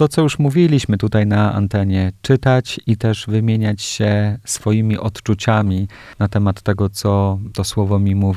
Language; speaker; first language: Polish; native; Polish